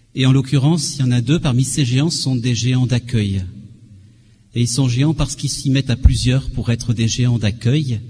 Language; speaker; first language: French; non-native, fluent; Portuguese